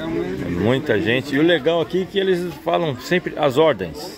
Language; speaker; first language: Portuguese; native; Portuguese